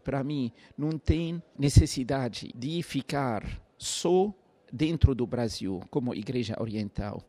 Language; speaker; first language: Portuguese; non-native, fluent; Arabic